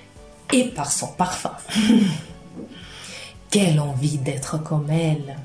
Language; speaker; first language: French; non-native, fluent; Portuguese